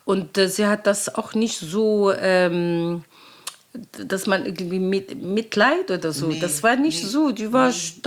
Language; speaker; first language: German; non-native, fluent; Arabic